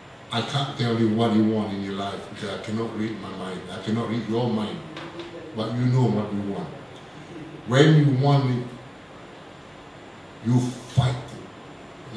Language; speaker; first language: English; non-native, local second language; Malay